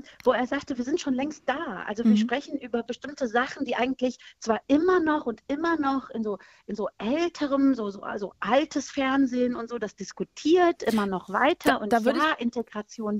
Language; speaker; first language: German; early bilingual, other home language; Persian